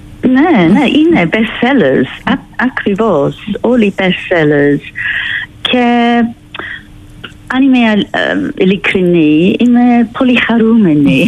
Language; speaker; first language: Greek; non-native, learner; English